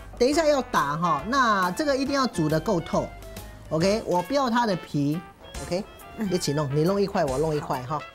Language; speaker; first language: Chinese; native; Chinese